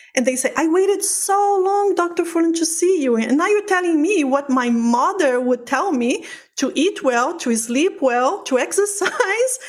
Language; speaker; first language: English; non-native, fluent; Portuguese